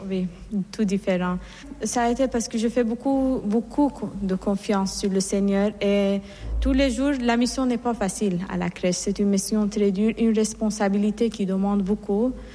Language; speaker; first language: French; non-native, fluent; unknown